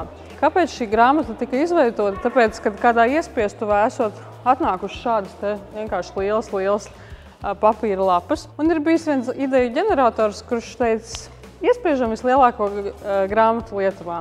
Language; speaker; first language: Latvian; native; Latvian